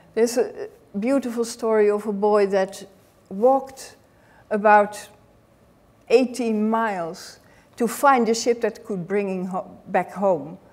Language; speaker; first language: English; non-native, fluent; Dutch